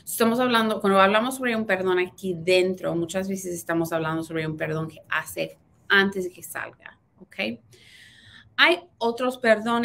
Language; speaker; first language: Spanish; early bilingual, heritage; Spanish